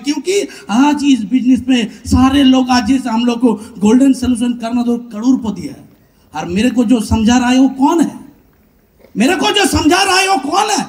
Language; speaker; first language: Hindi; non-native, local second language; Bangla